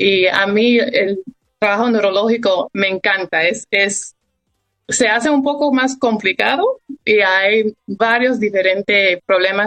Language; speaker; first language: Spanish; early bilingual, heritage; Spanish